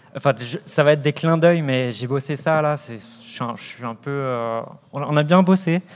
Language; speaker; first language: French; native; French